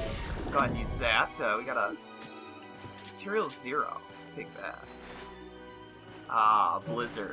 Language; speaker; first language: English; native; English